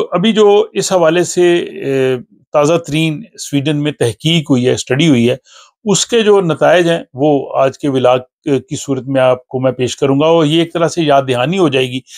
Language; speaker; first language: Urdu; non-native, local second language; Punjabi